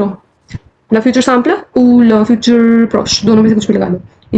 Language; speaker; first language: French; non-native, fluent; Hindi